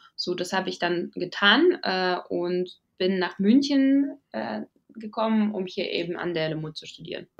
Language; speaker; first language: German; non-native, fluent; Latvian